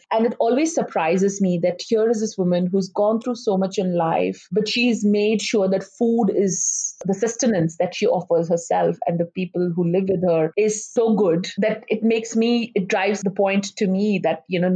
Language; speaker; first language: English; non-native, local second language; Hindi